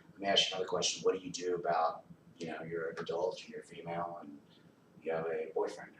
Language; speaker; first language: English; native; English